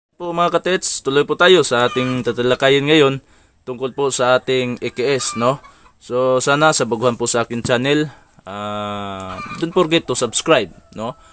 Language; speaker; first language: Filipino; non-native, local second language; Cebuano